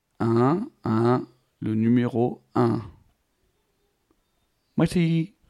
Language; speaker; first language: French; non-native, learner; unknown